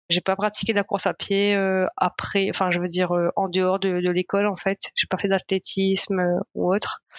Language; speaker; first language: French; non-native, local second language; Morisyen